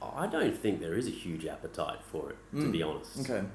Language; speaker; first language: English; native; English